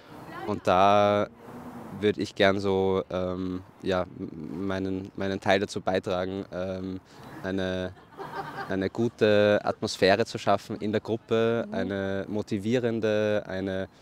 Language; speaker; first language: German; native; German